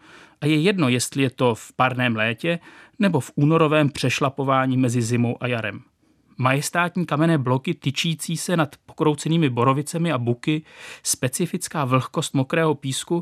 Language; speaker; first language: Czech; native; Czech